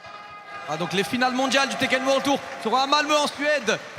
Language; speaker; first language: French; native; French